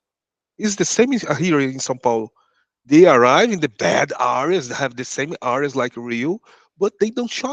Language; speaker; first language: English; non-native, learner; Portuguese